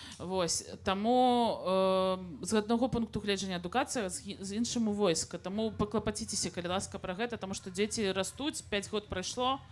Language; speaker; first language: Belarusian; native; Belarusian